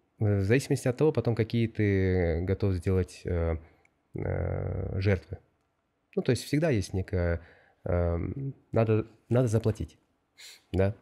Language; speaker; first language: Russian; native; Russian